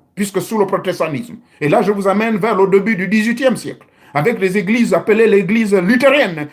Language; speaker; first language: French; non-native, local second language; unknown